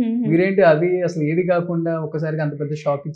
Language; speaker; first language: Telugu; native; Telugu